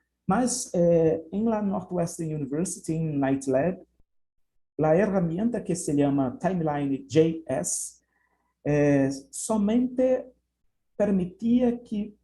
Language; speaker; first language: Spanish; non-native, fluent; Portuguese